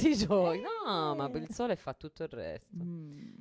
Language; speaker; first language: Italian; native; Italian